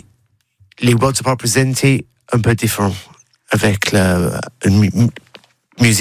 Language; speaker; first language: French; non-native, learner; English